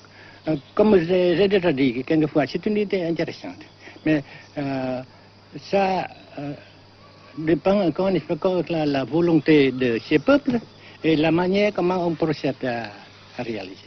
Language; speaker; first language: French; non-native, local second language; Vietnamese